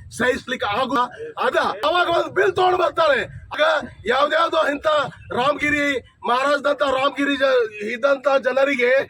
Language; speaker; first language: Kannada; non-native, local second language; Urdu